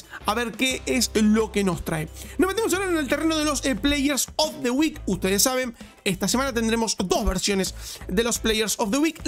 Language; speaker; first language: Spanish; native; Spanish